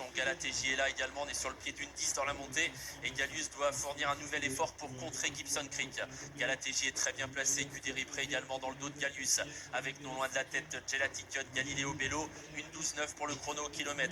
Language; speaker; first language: French; native; French